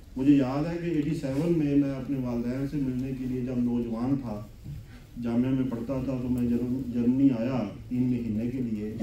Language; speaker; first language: Urdu; non-native, local second language; Punjabi